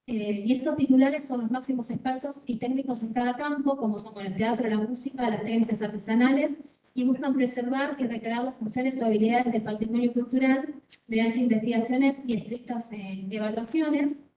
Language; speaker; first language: Spanish; native; Spanish